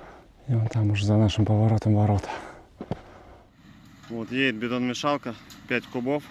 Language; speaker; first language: Russian; native; Russian